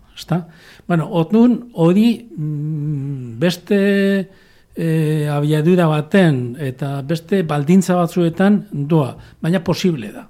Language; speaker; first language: Basque; native; Basque